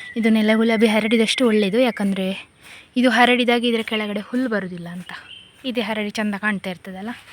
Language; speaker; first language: Kannada; native; Kannada